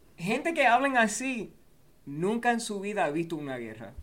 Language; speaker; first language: Spanish; early bilingual, heritage; Spanish